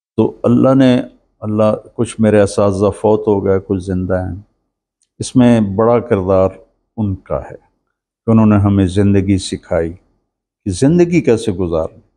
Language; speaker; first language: Urdu; native; Urdu